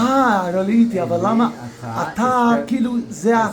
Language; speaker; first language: Hebrew; non-native, fluent; English